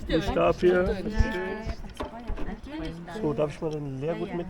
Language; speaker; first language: German; native; German